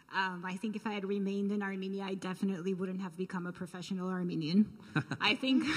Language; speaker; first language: English; early bilingual, other home language; Armenian